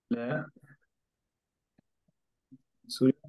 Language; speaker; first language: Arabic; non-native, learner; German